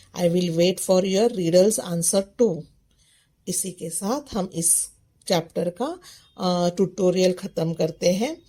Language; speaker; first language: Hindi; non-native, local second language; Marathi